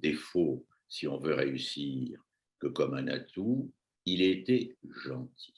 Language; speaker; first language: French; native; French